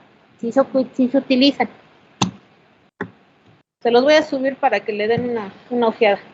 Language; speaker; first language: Spanish; native; Spanish